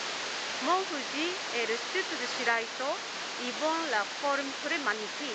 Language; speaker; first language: French; non-native, learner; Japanese